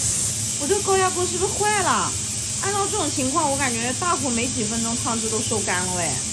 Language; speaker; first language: Chinese; native; Chinese